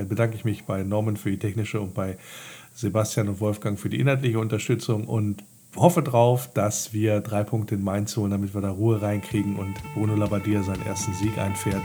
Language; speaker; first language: German; native; German